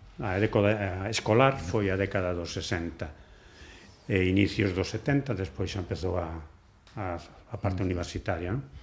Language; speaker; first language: Galician; non-native, local second language; Spanish